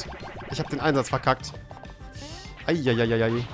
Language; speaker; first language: German; native; German